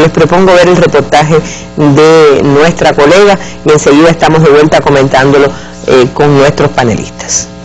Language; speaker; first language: Spanish; native; Spanish